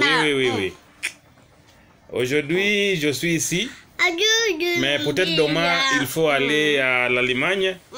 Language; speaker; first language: French; non-native, learner; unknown